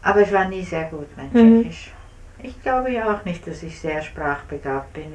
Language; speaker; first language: German; native; German